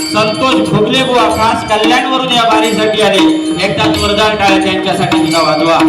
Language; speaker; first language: Marathi; native; Marathi